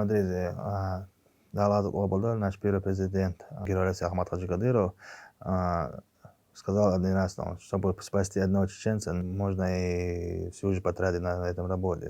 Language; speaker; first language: Russian; non-native, local second language; Chechen